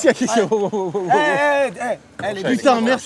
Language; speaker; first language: French; native; French